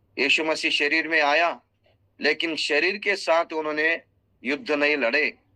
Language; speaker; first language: Hindi; non-native, local second language; Marathi